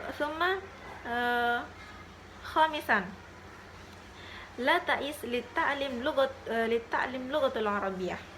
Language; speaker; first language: Arabic; non-native, learner; Indonesian